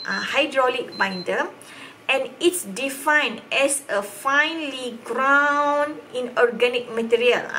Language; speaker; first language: English; non-native, local second language; Malay